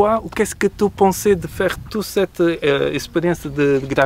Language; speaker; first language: French; non-native, learner; Portuguese